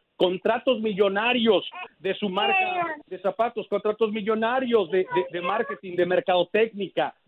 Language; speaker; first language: Spanish; early bilingual, heritage; Spanish